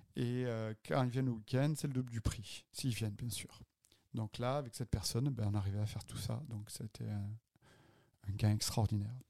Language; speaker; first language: French; native; French